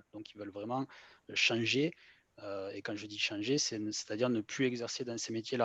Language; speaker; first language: French; native; French